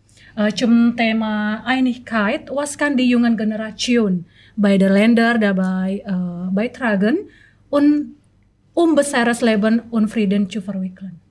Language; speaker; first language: German; non-native, learner; Indonesian